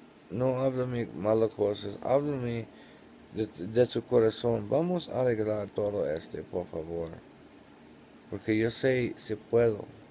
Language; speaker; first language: Spanish; non-native, learner; English